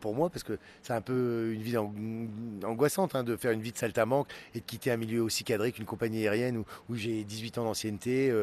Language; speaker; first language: French; native; French